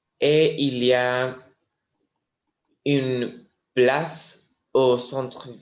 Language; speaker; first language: French; non-native, learner; Spanish